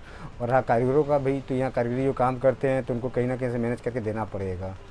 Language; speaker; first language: Hindi; native; Hindi